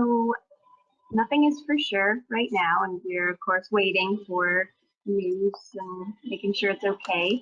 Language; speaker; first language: English; native; English